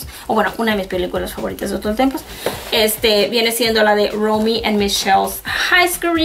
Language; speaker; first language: Spanish; native; Spanish